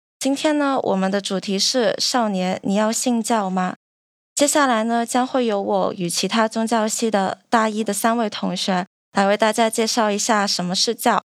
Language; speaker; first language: Chinese; non-native, local second language; Cantonese